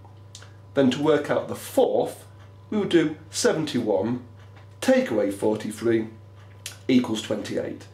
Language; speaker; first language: English; native; English